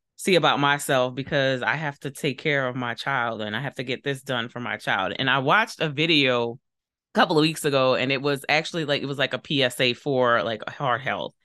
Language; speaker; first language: English; native; English